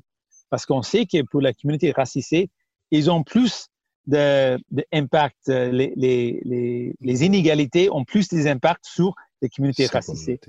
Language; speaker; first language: French; non-native, local second language; Punjabi